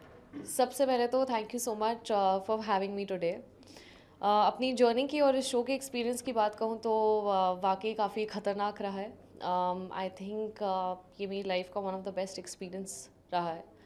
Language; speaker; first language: Hindi; native; Hindi